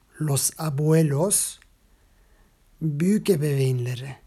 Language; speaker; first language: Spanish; non-native, fluent; Turkish